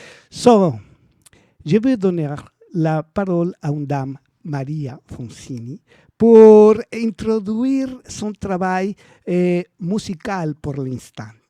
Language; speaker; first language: French; non-native, learner; Spanish